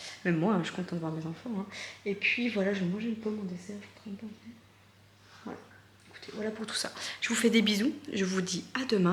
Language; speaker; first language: French; native; French